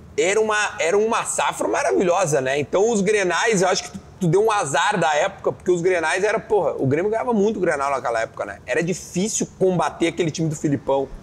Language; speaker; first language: Portuguese; native; Portuguese